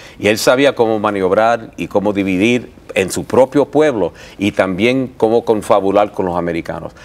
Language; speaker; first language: Spanish; early bilingual, heritage; Spanish